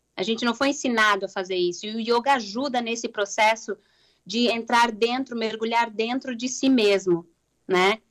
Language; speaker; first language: Portuguese; native; Portuguese